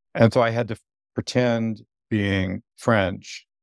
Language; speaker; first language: English; native; English